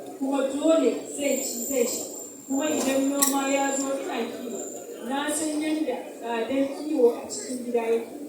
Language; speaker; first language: Hausa; non-native, local second language; Fula